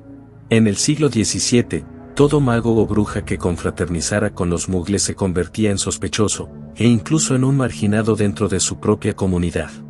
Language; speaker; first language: Spanish; native; Spanish